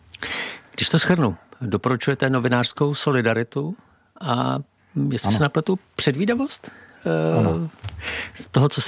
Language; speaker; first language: Czech; native; Czech